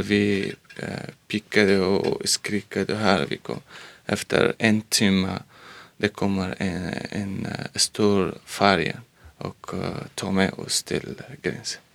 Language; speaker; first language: Swedish; non-native, learner; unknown